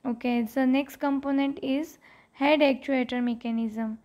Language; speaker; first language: English; non-native, local second language; Gujarati